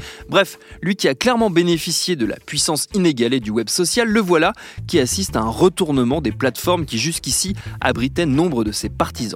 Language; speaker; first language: French; native; French